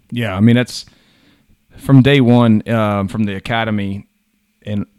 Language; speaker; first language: English; native; English